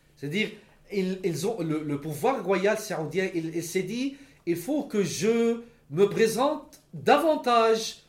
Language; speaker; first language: French; non-native, local second language; Arabic